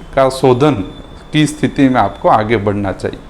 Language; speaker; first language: Hindi; non-native, local second language; Gujarati